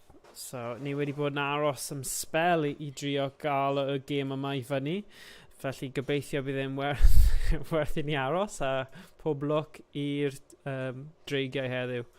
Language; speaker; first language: Welsh; non-native, local second language; English